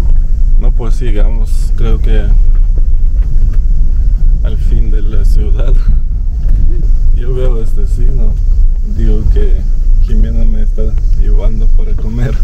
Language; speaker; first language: Spanish; non-native, fluent; Russian